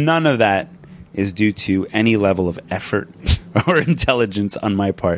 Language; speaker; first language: English; non-native, fluent; Punjabi